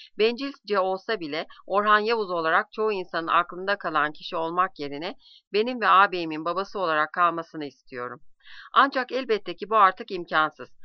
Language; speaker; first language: Turkish; native; Turkish